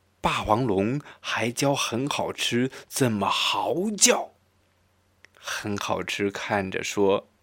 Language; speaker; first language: Chinese; native; Chinese